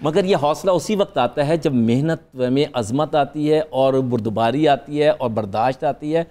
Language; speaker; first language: Urdu; native; Urdu